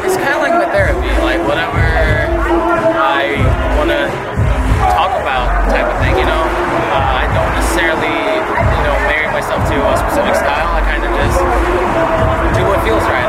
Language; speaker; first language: English; non-native, fluent; Russian